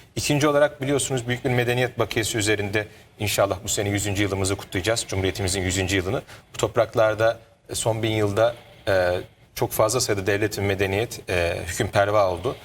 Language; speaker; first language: Turkish; native; Turkish